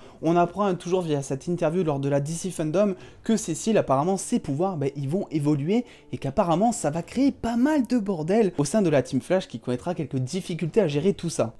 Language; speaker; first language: French; native; French